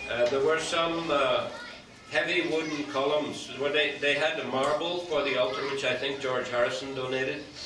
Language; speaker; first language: English; native; English